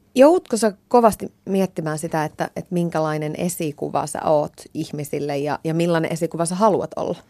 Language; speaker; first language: Finnish; native; Finnish